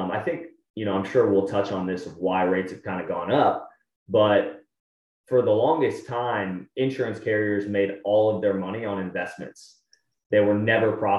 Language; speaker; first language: English; native; English